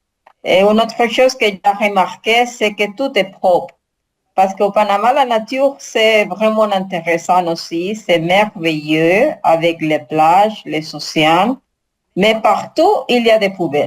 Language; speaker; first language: French; non-native, learner; Spanish